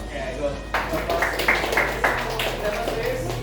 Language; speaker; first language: English; non-native, learner; Indonesian